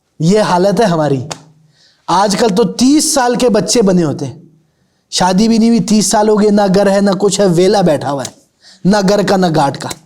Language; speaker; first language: Urdu; native; Urdu